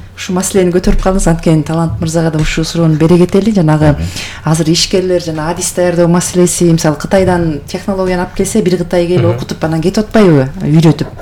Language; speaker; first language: Kyrgyz; native; Kyrgyz